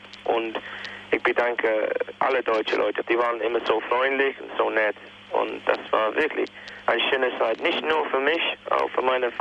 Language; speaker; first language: German; non-native, learner; English